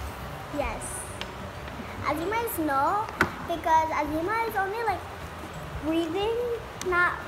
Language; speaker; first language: English; early bilingual, other home language; Indonesian